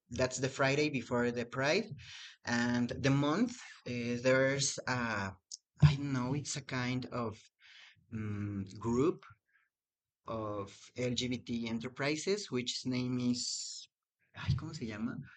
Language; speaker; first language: English; non-native, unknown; Spanish